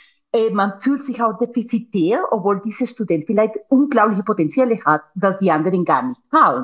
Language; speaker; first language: German; non-native, fluent; Spanish